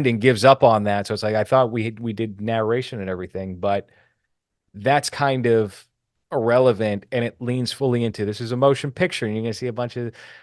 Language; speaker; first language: English; native; English